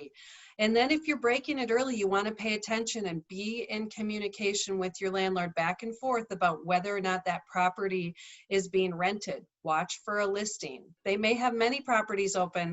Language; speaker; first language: English; native; English